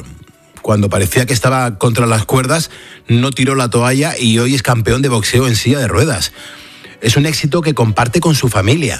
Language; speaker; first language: Spanish; native; Spanish